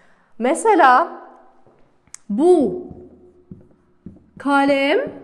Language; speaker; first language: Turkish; non-native, fluent; Kazakh